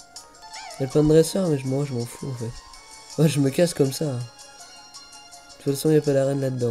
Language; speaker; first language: French; native; French